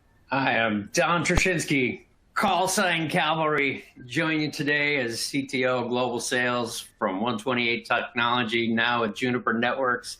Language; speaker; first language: English; native; English